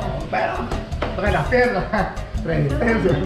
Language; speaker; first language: Spanish; native; Spanish